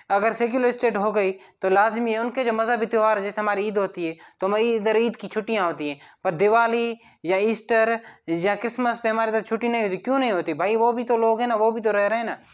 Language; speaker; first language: Urdu; non-native, local second language; Sindhi